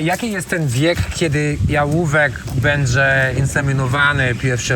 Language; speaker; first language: Polish; non-native, learner; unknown